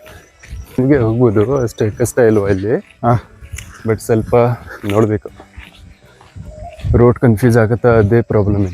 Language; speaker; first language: Kannada; non-native, local second language; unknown